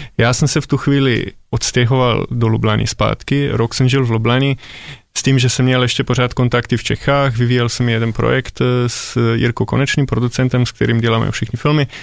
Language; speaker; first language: Czech; non-native, fluent; Slovenian